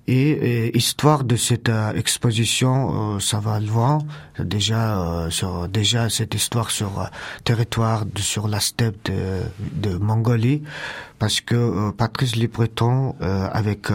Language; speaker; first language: French; non-native, learner; Mongolian